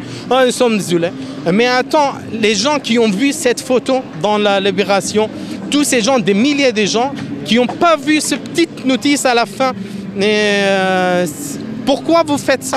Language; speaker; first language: French; non-native, fluent; Arabic